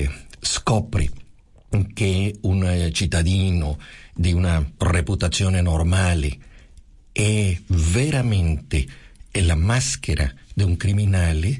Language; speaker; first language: Italian; non-native, fluent; Spanish